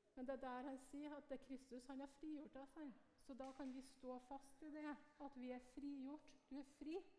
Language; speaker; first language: Norwegian; native; Norwegian